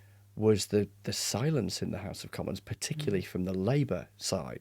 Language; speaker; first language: English; native; English